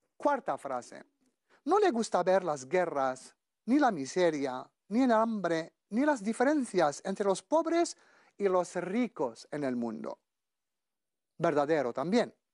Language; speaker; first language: Spanish; non-native, fluent; Arabic